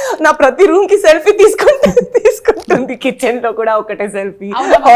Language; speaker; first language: Telugu; non-native, learner; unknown